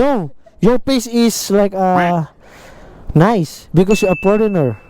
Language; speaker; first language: English; non-native, learner; Filipino